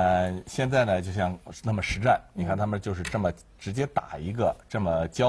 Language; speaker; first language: Chinese; native; Chinese